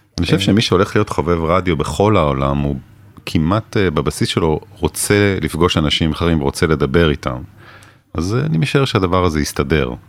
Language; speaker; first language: Hebrew; native; Hebrew